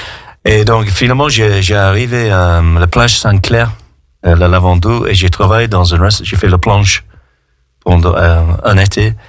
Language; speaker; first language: French; non-native, fluent; English